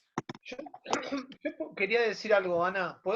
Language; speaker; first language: Spanish; native; Spanish